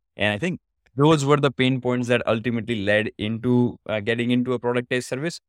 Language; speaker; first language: English; non-native, local second language; Gujarati